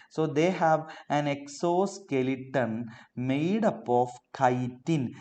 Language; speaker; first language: English; non-native, local second language; Malayalam